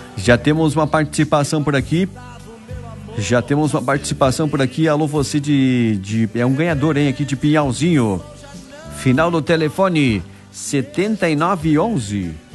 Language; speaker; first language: Portuguese; native; Portuguese